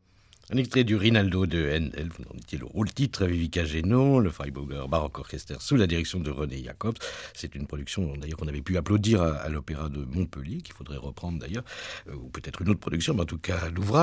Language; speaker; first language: French; native; French